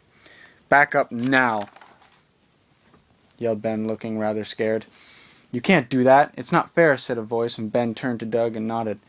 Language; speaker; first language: English; native; English